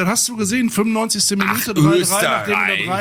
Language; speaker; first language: German; native; German